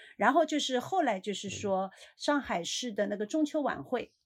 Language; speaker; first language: Chinese; native; Chinese